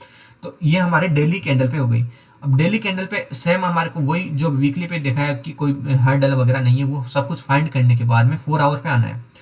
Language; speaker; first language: Hindi; native; Hindi